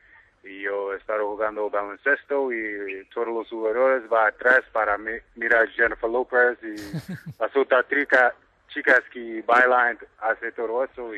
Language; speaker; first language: Spanish; non-native, fluent; English